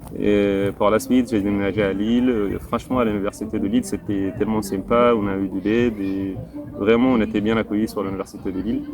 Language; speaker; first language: French; non-native, fluent; Arabic